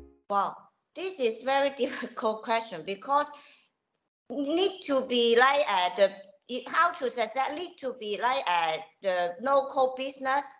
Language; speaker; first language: English; non-native, local second language; Cantonese